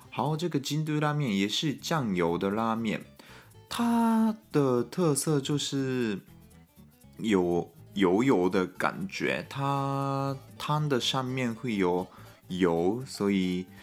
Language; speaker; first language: Chinese; non-native, fluent; Japanese